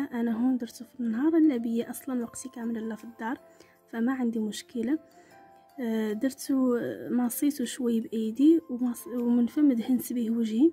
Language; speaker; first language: Arabic; native; Arabic